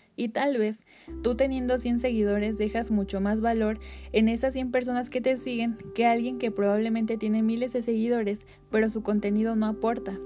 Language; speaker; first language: Spanish; native; Spanish